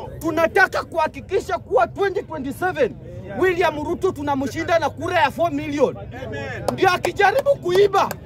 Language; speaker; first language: Swahili; native; Swahili